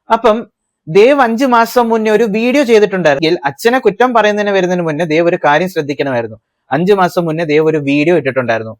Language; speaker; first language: Malayalam; early bilingual, heritage; Malayalam